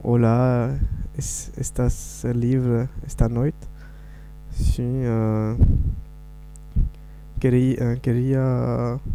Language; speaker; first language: Portuguese; non-native, learner; French